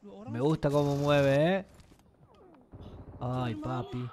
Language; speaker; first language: Spanish; native; Spanish